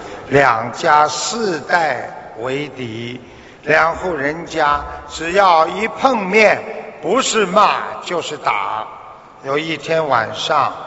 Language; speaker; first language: Chinese; native; Chinese